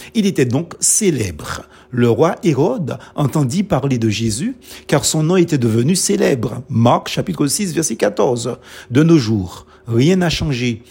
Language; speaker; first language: French; non-native, local second language; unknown